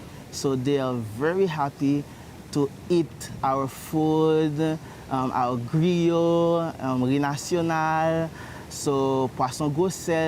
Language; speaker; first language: English; non-native, learner; Haitian Creole